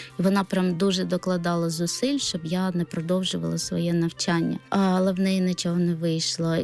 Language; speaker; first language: Ukrainian; non-native, local second language; Romany